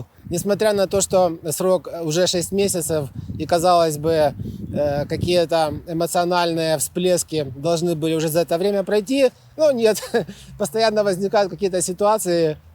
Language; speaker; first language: Russian; native; Russian